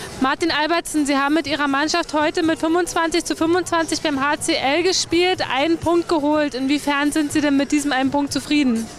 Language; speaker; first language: German; native; German